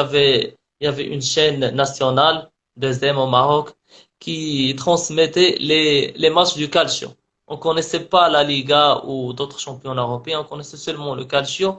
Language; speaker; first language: French; non-native, local second language; Arabic